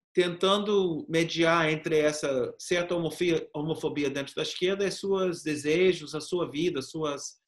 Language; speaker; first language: Portuguese; non-native, fluent; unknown